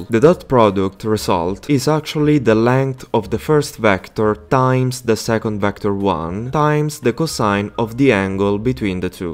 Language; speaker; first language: English; non-native, fluent; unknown